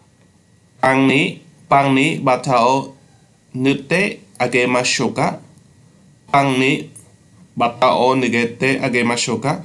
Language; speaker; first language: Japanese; non-native, learner; Khmer